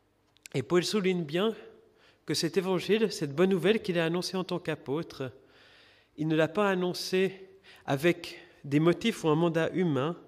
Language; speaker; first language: French; native; French